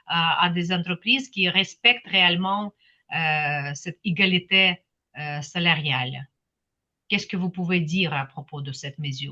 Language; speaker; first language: French; non-native, fluent; Ukrainian